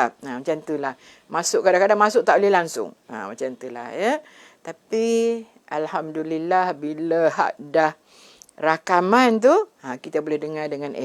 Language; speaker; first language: Malay; native; Malay